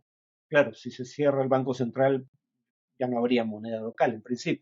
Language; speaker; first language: Spanish; native; Spanish